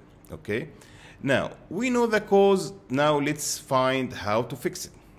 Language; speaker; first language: English; non-native, fluent; Arabic